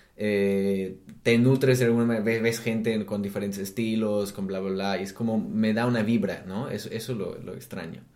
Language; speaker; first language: Spanish; non-native, fluent; German